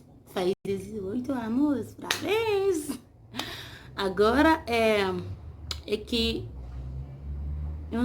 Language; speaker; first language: Portuguese; non-native, learner; Haitian Creole